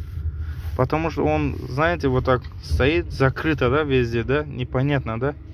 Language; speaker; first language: Russian; non-native, local second language; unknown